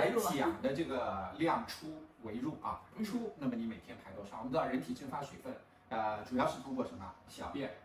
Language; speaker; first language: Chinese; native; Chinese